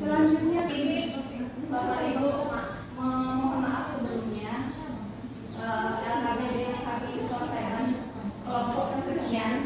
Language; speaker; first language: Indonesian; native; Indonesian